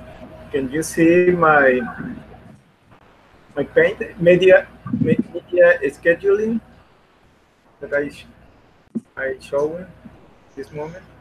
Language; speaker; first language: English; non-native, learner; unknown